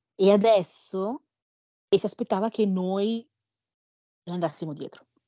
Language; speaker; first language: Italian; early bilingual, other home language; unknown